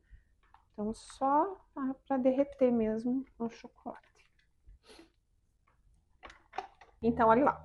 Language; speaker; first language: Portuguese; native; Portuguese